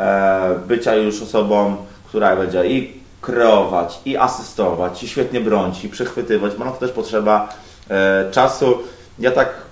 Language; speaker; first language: Polish; native; Polish